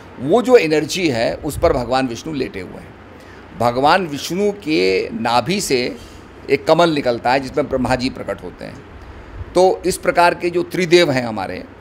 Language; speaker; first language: Hindi; native; Hindi